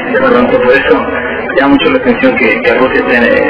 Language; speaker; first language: Spanish; native; Spanish